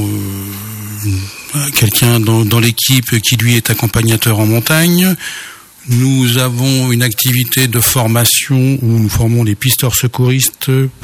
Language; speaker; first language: French; native; French